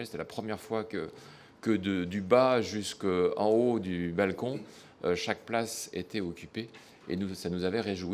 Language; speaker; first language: French; native; French